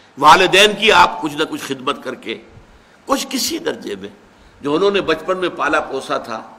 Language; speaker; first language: Urdu; native; Urdu